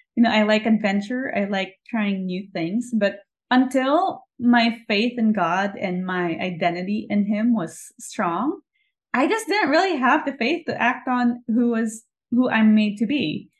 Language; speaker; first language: English; non-native, local second language; Filipino